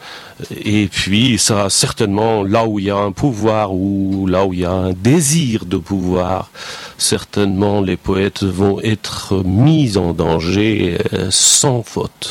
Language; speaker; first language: French; non-native, fluent; Persian